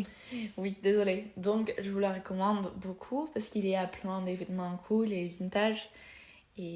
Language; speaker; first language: French; non-native, learner; Spanish